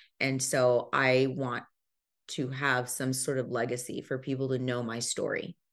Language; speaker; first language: English; early bilingual, other home language; Lingala